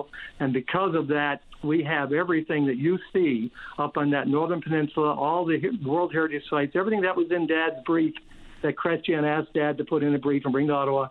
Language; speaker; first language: English; native; English